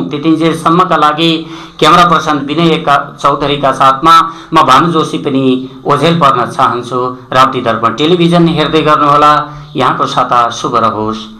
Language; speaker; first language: Nepali; native; Nepali